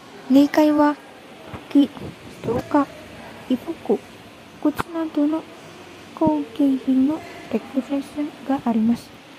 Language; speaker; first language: Japanese; non-native, learner; Indonesian